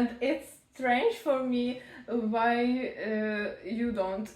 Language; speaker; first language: English; non-native, learner; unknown